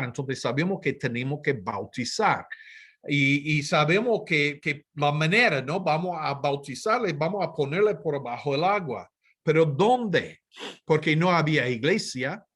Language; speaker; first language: Spanish; non-native, fluent; English